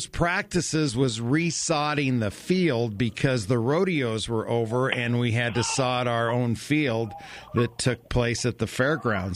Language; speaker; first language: English; native; English